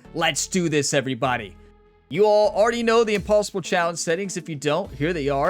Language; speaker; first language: English; native; English